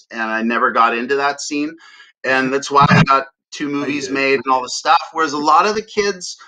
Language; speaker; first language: English; native; English